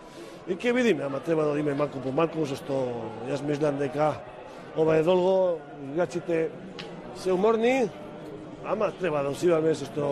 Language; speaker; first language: Macedonian; non-native, learner; Spanish